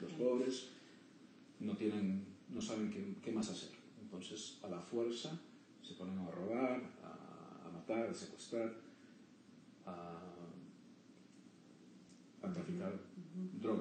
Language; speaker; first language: Spanish; early bilingual, heritage; Spanish